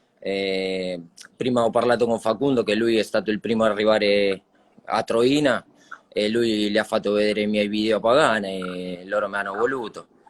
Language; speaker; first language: Italian; non-native, fluent; Spanish